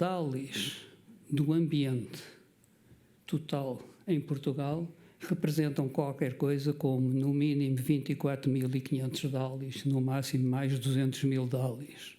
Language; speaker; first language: Portuguese; native; Portuguese